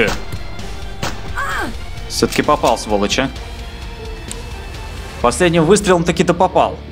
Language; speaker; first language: Russian; native; Russian